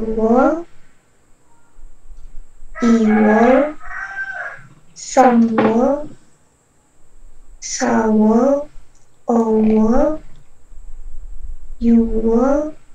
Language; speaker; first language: Korean; non-native, learner; Indonesian